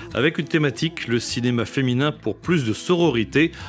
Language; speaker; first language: French; native; French